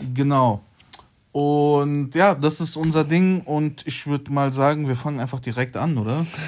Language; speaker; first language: German; early bilingual, other home language; Polish